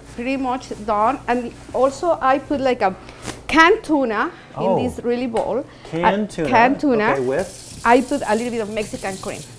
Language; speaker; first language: English; non-native, fluent; Spanish